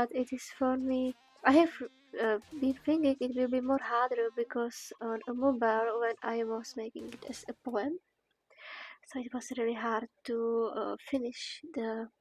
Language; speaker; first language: English; non-native, learner; Czech